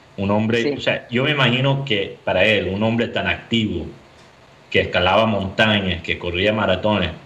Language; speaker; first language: Spanish; early bilingual, heritage; Spanish